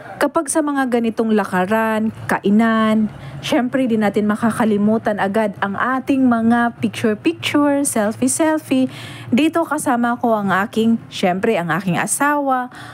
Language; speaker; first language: Filipino; native; Filipino